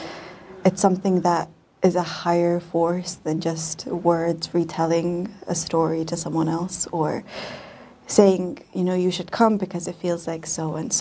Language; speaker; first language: English; non-native, fluent; Bosnian